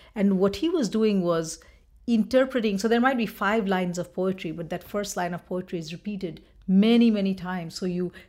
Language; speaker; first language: English; non-native, local second language; Bangla